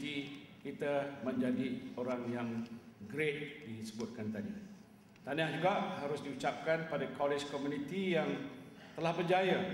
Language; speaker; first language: Malay; native; Malay